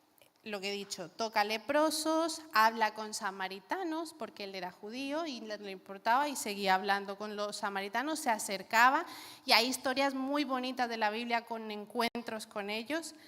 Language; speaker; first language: Spanish; native; Spanish